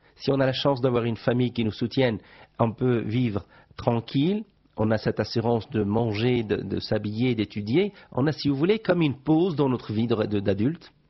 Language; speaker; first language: French; non-native, local second language; Arabic